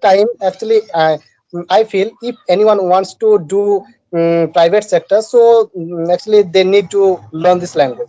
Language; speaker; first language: English; non-native, learner; Bangla